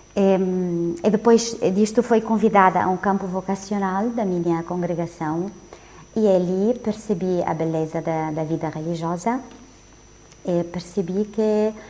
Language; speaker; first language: Portuguese; non-native, fluent; Arabic